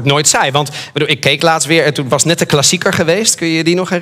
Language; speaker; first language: Dutch; native; Dutch